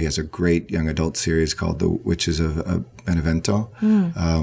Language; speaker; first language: English; native; English